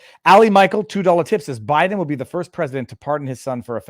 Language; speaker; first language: English; native; English